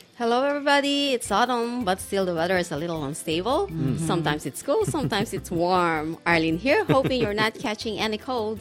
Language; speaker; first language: English; non-native, local second language; Filipino